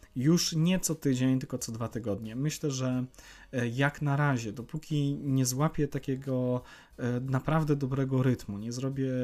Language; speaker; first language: Polish; native; Polish